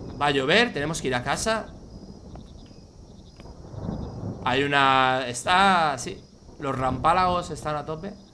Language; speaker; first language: Spanish; native; Spanish